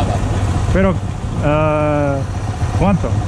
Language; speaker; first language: Spanish; non-native, learner; English